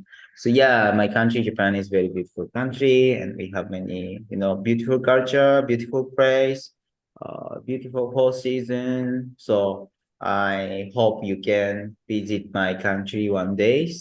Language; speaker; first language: English; non-native, learner; Japanese